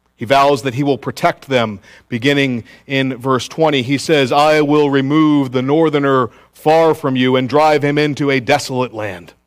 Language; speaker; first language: English; native; English